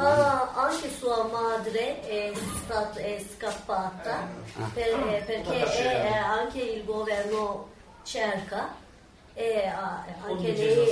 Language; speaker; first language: Italian; non-native, learner; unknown